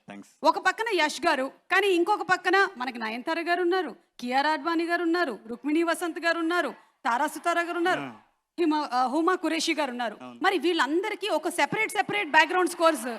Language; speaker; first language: Telugu; native; Telugu